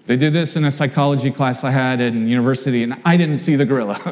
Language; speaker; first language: English; native; English